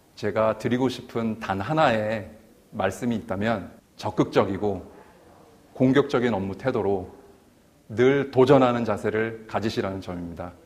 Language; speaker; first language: Korean; native; Korean